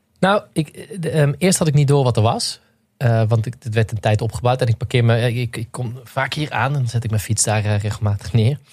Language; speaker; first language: Dutch; native; Dutch